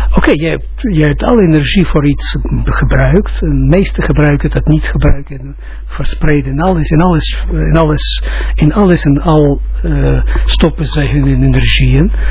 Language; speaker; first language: Dutch; non-native, fluent; Russian